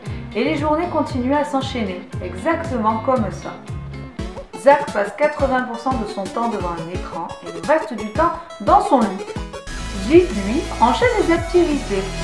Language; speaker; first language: French; native; French